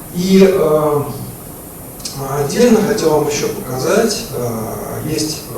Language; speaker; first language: Russian; native; Russian